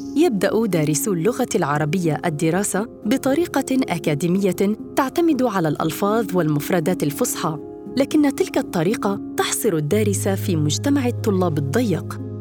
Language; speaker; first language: Arabic; native; Arabic